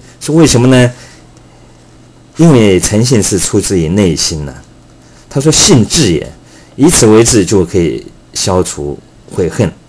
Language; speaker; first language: Chinese; native; Chinese